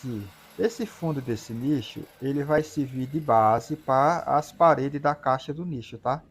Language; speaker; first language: Portuguese; native; Portuguese